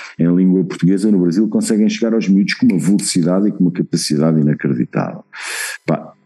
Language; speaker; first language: Portuguese; native; Portuguese